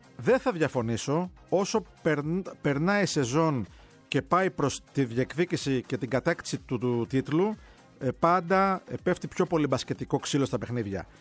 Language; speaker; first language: Greek; native; Greek